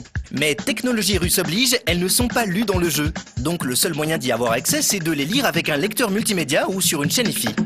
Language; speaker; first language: French; native; French